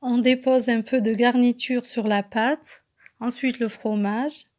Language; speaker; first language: French; non-native, local second language; Arabic